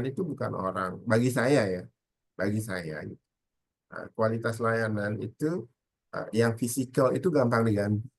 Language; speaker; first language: Indonesian; native; Indonesian